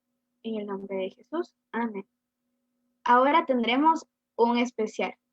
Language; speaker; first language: Spanish; native; Spanish